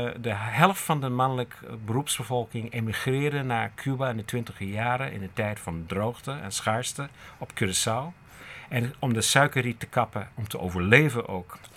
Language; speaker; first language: Dutch; non-native, fluent; English